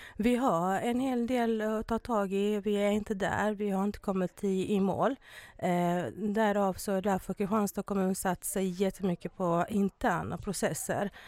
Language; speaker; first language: Swedish; non-native, fluent; Arabic